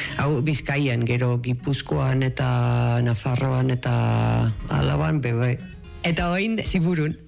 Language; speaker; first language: Basque; non-native, local second language; Spanish